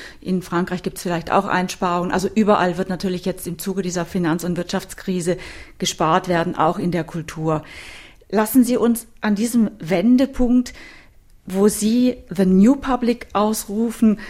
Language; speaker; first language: German; native; German